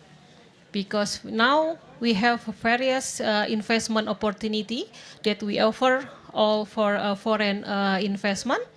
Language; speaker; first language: English; non-native, fluent; Indonesian